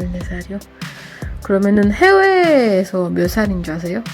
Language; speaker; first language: Korean; non-native, learner; Spanish